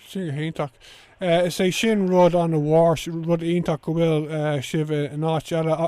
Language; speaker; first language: Irish; native; Irish